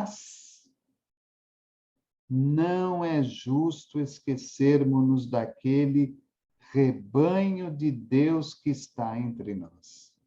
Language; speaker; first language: Portuguese; native; Portuguese